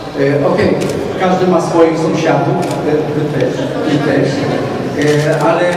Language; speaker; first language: Polish; non-native, learner; Hebrew